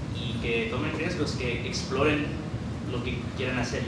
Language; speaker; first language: Spanish; early bilingual, heritage; Spanish